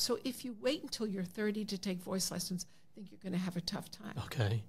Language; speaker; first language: English; native; English